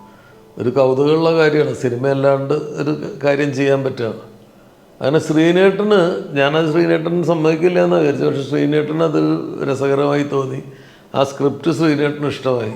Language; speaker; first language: Malayalam; native; Malayalam